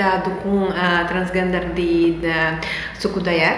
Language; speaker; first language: Indonesian; non-native, fluent; Russian